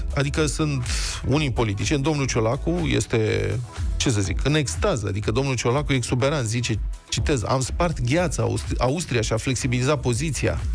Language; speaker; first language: Romanian; native; Romanian